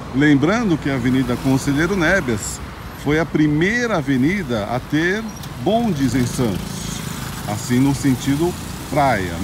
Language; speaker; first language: Portuguese; native; Portuguese